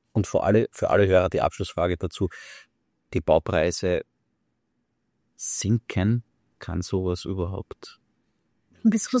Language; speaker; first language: German; native; German